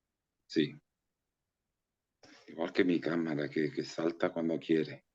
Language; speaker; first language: Spanish; native; Spanish